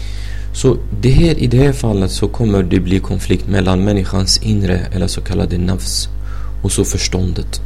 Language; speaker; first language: Swedish; non-native, fluent; Arabic